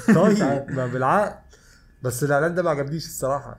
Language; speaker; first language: Arabic; native; Arabic